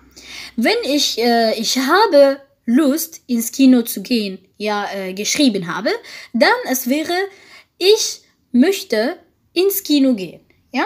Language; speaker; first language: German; non-native, fluent; French